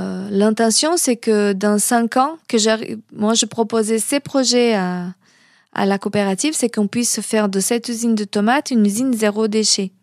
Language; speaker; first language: French; non-native, fluent; Portuguese